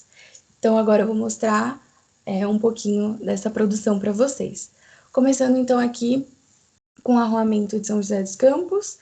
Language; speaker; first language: Portuguese; native; Portuguese